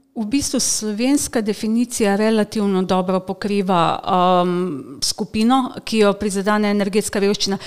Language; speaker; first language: Slovenian; native; Slovenian